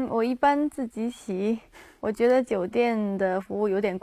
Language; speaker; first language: Chinese; non-native, learner; Japanese